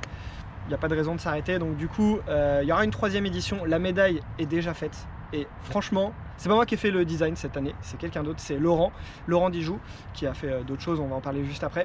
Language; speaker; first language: French; native; French